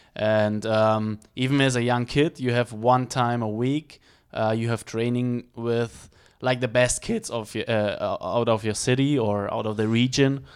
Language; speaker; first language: English; non-native, fluent; German